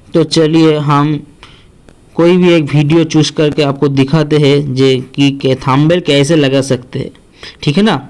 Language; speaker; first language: Hindi; non-native, local second language; Bangla